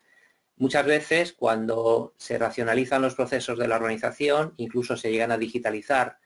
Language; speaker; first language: Spanish; native; Spanish